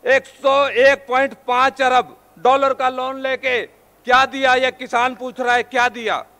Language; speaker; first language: Hindi; native; Hindi